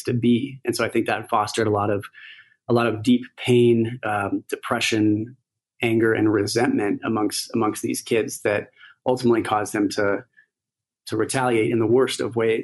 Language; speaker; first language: English; native; English